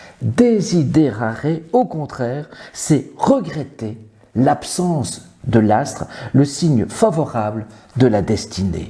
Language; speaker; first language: French; native; French